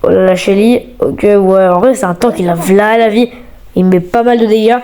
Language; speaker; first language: French; native; French